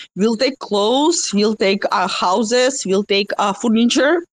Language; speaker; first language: English; non-native, fluent; Russian